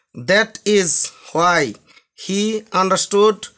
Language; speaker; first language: English; non-native, local second language; Bangla